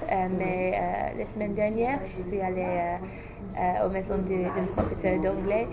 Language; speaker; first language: French; non-native, fluent; English